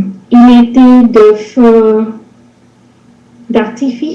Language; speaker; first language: French; non-native, learner; English